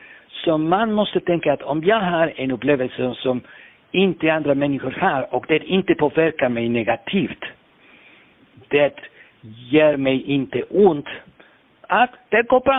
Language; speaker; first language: Swedish; non-native, fluent; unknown